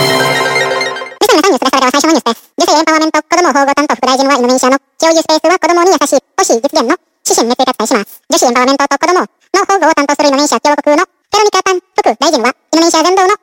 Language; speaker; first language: Japanese; non-native, fluent; Indonesian